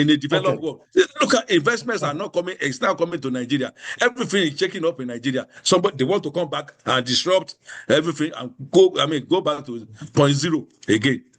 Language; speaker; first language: English; non-native, local second language; Yoruba